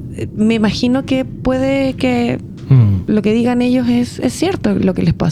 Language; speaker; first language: Spanish; native; Spanish